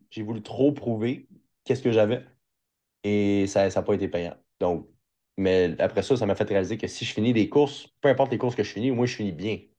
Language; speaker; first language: French; native; French